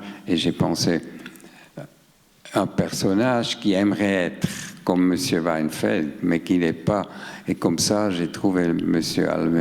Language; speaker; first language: French; non-native, local second language; German